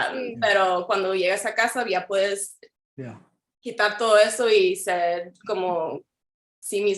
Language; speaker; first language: Spanish; early bilingual, heritage; Spanish